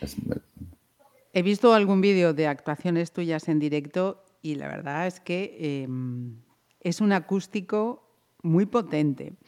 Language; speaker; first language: Spanish; native; Spanish